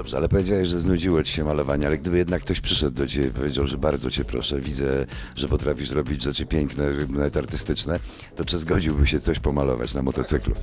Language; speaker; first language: Polish; native; Polish